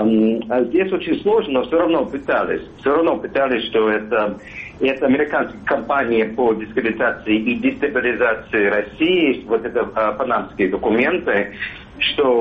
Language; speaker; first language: Russian; non-native, fluent; English